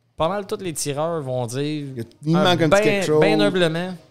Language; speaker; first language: French; native; French